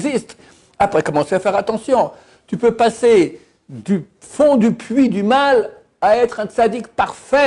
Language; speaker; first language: French; native; French